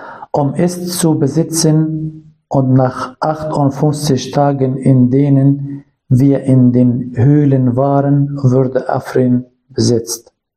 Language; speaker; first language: German; non-native, learner; Kurdish